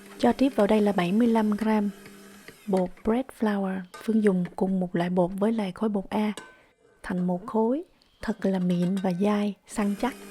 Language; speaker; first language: Vietnamese; native; Vietnamese